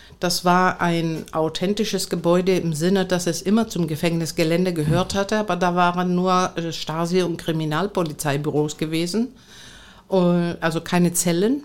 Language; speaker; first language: German; non-native, fluent; Greek